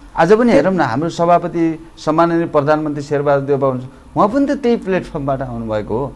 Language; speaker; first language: Nepali; native; Nepali